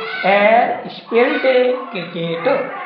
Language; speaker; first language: German; non-native, learner; Hindi